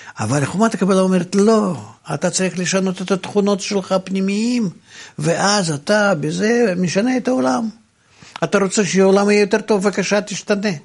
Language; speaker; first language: Hebrew; non-native, fluent; Russian